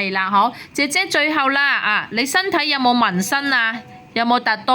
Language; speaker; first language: Cantonese; native; Cantonese